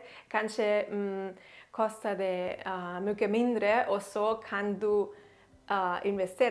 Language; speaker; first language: Swedish; non-native, learner; Catalan